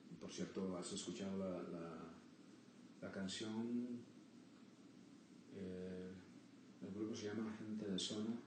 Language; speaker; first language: Spanish; early bilingual, heritage; Spanish